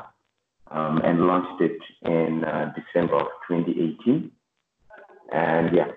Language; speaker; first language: English; non-native, local second language; Shona